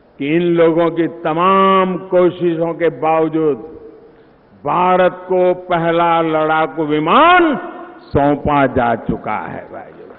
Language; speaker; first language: Hindi; non-native, local second language; Gujarati